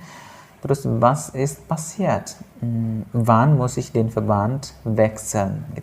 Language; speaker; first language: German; non-native, fluent; Indonesian